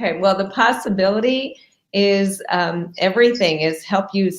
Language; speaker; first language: English; native; English